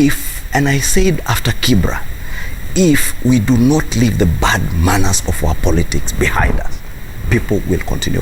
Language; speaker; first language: English; non-native, local second language; Kikuyu